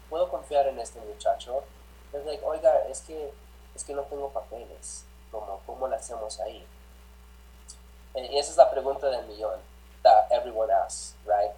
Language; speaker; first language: Spanish; early bilingual, heritage; Spanish